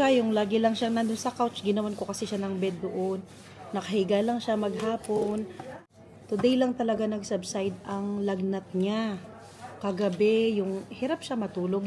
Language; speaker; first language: Filipino; non-native, local second language; Pampanga